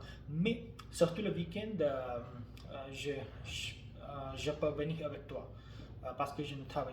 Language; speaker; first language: French; non-native, learner; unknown